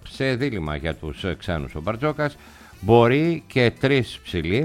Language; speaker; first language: Greek; native; Greek